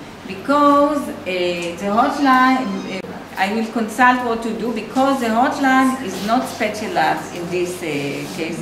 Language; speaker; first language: English; non-native, fluent; Hebrew